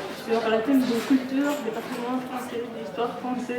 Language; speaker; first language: French; non-native, fluent; Russian